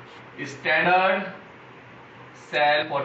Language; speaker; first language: English; non-native, local second language; Hindi